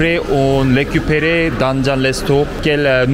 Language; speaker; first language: French; non-native, learner; Korean